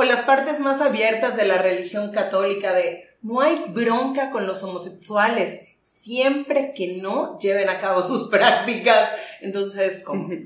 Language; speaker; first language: Spanish; native; Spanish